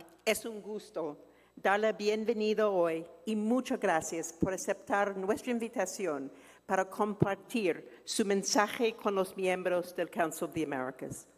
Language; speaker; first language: Spanish; non-native, fluent; English